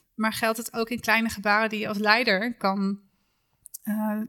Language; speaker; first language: Dutch; native; Dutch